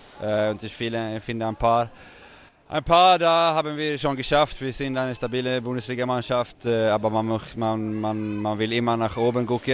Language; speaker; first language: German; non-native, fluent; Swedish